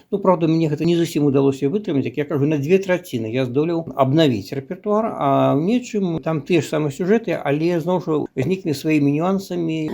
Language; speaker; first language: Belarusian; native; Belarusian